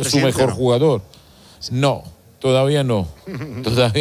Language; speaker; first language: Spanish; non-native, learner; Georgian